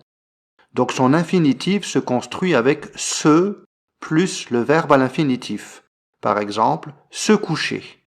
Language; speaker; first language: French; native; French